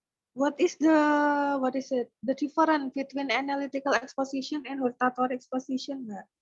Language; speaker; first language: English; non-native, fluent; Indonesian